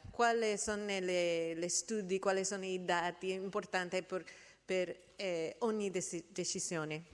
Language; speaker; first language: Italian; non-native, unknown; English